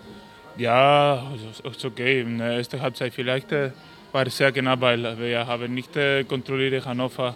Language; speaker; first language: German; non-native, learner; Spanish